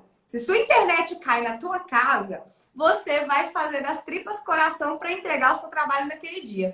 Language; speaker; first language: Portuguese; native; Portuguese